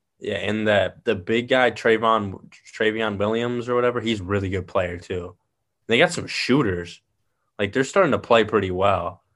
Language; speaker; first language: English; native; English